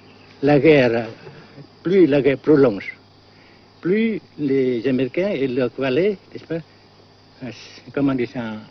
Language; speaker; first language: French; non-native, local second language; Vietnamese